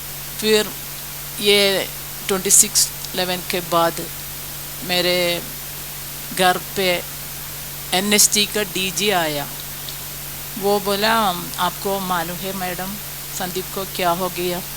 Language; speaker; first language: Hindi; non-native, local second language; Malayalam